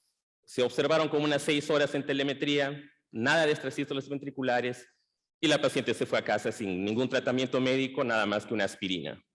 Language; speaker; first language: Spanish; native; Spanish